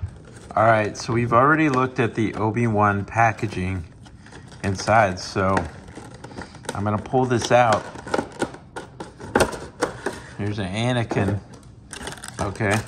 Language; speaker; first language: English; native; English